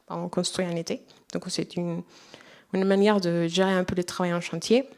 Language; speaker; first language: French; non-native, fluent; Spanish